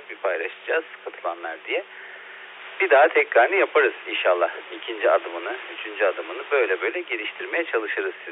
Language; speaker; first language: Turkish; native; Turkish